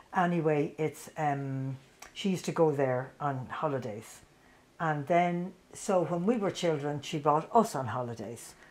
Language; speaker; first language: English; native; English